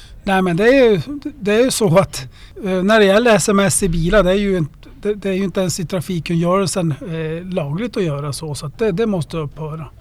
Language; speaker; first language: Swedish; native; Swedish